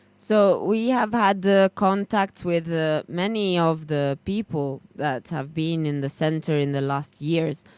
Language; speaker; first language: English; non-native, fluent; Italian